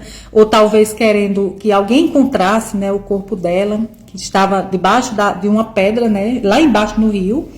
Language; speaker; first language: Portuguese; native; Portuguese